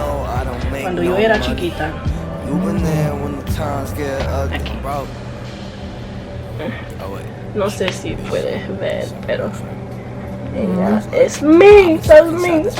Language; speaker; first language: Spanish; non-native, learner; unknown